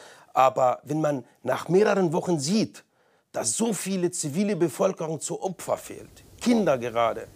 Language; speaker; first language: German; non-native, fluent; Arabic